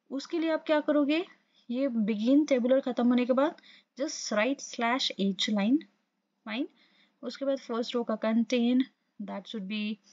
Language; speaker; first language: Hindi; non-native, local second language; Assamese